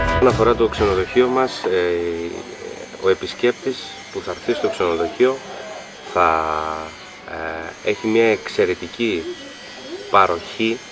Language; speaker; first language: Greek; native; Greek